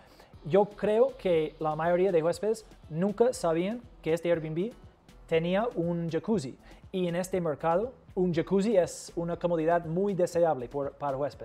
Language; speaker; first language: Spanish; non-native, fluent; English